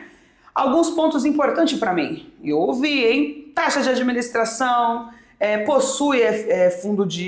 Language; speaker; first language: Portuguese; native; Portuguese